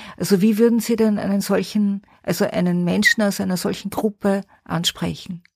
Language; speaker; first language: German; native; German